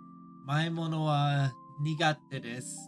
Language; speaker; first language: Japanese; non-native, learner; English